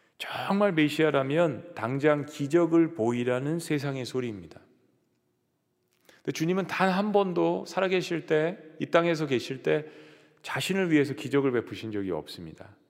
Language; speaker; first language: Korean; native; Korean